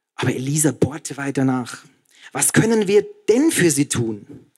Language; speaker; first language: German; native; German